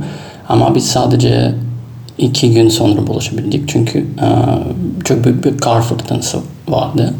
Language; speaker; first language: Turkish; non-native, fluent; Russian